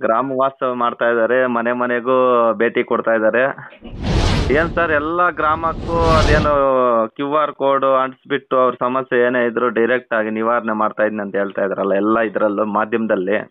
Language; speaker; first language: Kannada; native; Kannada